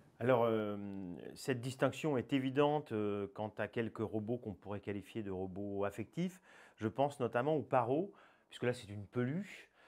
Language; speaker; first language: French; native; French